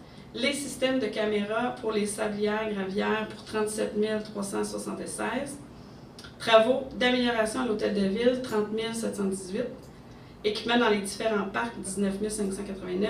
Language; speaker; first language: French; native; French